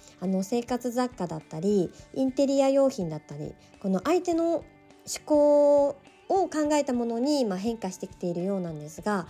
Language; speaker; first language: Japanese; native; Japanese